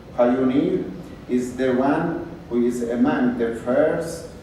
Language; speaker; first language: English; non-native, fluent; Persian